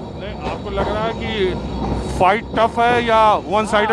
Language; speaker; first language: Hindi; native; Hindi